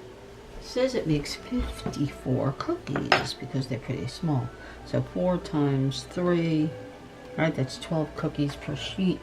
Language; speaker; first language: English; native; English